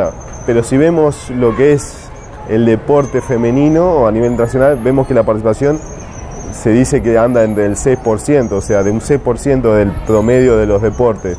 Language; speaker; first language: Spanish; native; Spanish